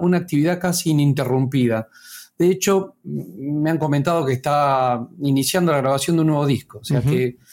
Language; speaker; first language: Spanish; native; Spanish